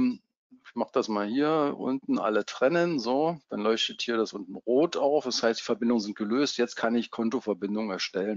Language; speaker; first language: German; native; German